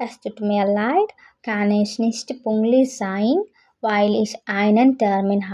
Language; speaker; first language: German; non-native, learner; Malayalam